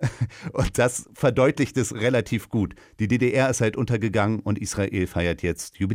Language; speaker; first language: German; native; German